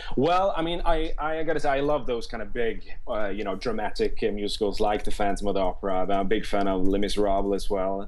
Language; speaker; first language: English; non-native, fluent; Swedish